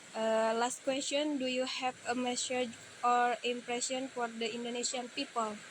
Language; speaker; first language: English; non-native, learner; Indonesian